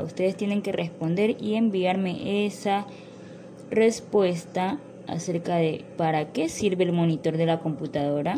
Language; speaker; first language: Spanish; native; Spanish